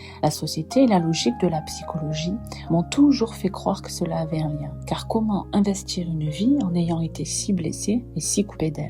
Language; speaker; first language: French; native; French